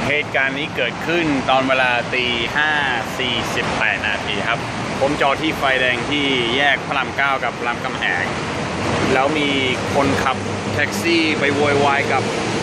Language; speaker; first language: Thai; non-native, fluent; English